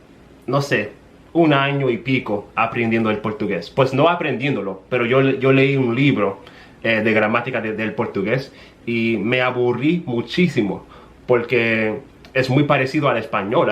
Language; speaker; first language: Spanish; non-native, fluent; English